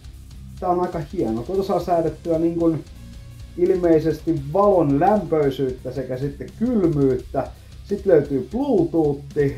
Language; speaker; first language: Finnish; native; Finnish